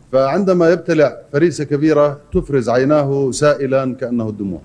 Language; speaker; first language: Arabic; native; Arabic